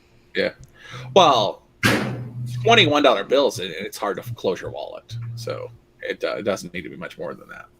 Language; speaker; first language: English; native; English